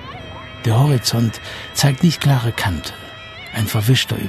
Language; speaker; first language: German; native; German